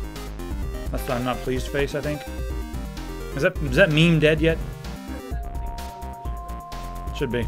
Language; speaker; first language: English; native; English